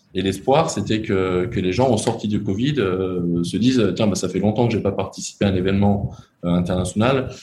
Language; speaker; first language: French; native; French